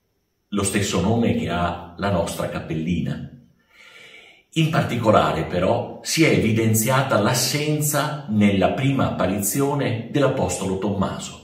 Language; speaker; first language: Italian; native; Italian